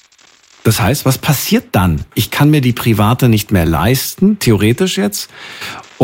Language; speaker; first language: German; native; German